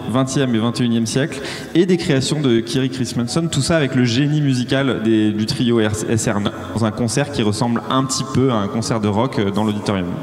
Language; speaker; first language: French; native; French